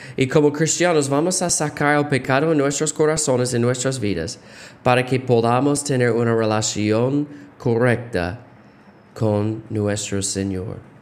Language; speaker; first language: Spanish; non-native, fluent; English